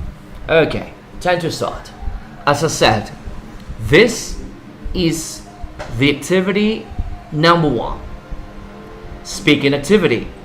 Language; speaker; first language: English; non-native, fluent; Spanish